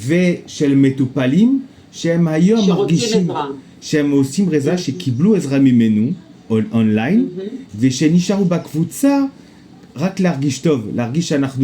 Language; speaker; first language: Hebrew; non-native, fluent; French